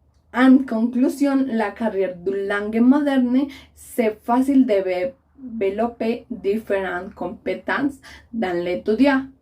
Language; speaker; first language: French; non-native, learner; Spanish